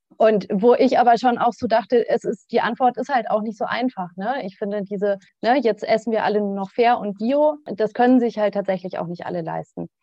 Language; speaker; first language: German; native; German